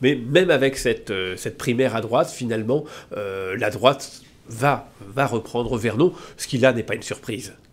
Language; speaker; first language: French; native; French